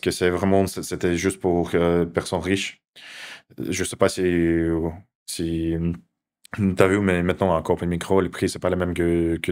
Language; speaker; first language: French; non-native, fluent; Russian